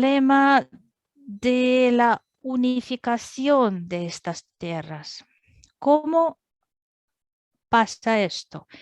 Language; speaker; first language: Spanish; non-native, fluent; Russian